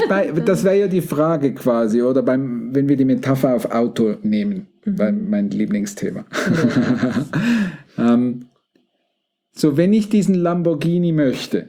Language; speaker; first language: German; native; German